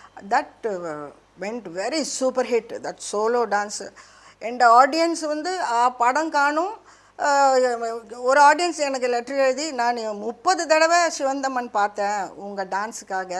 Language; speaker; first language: Tamil; non-native, local second language; Malayalam